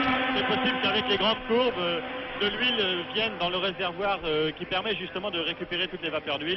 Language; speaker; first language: French; native; French